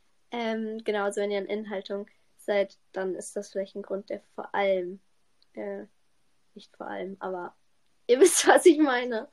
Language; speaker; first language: German; native; German